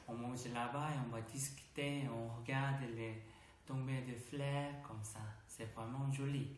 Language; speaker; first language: French; non-native, learner; Korean